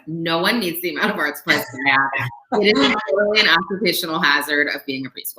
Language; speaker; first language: English; native; English